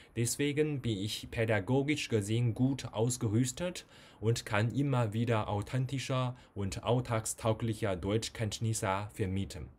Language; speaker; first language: German; non-native, fluent; Chinese